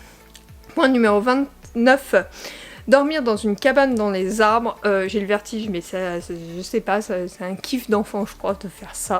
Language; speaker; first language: French; native; French